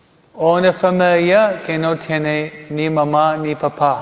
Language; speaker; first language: Spanish; non-native, fluent; French